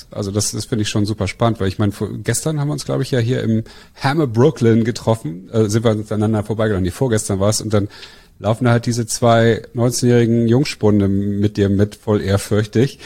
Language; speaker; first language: German; native; German